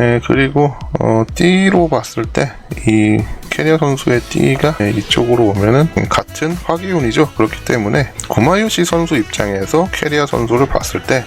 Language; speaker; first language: Korean; native; Korean